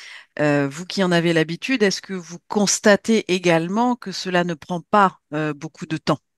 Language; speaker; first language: French; native; French